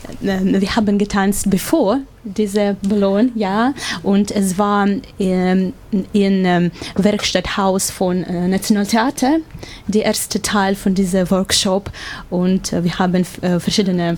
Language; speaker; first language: German; non-native, learner; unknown